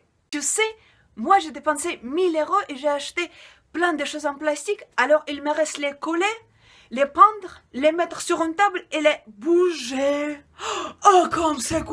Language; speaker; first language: French; non-native, fluent; Russian